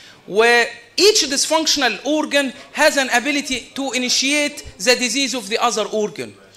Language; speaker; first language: English; non-native, fluent; Arabic